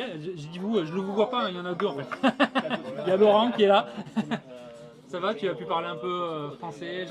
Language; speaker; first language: French; native; French